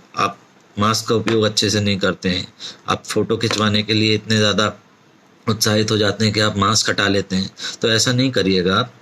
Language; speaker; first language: Hindi; native; Hindi